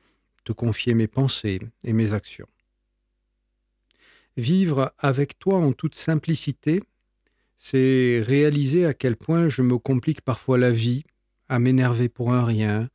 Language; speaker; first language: French; native; French